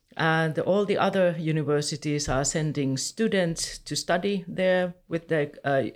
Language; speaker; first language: English; non-native, fluent; Finnish